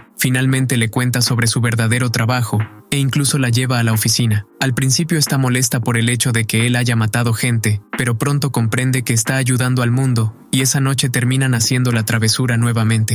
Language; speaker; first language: Spanish; native; Spanish